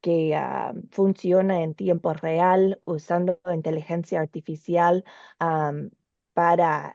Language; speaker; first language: Spanish; non-native, learner; English